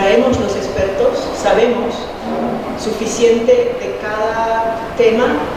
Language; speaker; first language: Spanish; early bilingual, heritage; Spanish